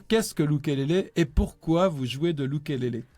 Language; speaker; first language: French; native; French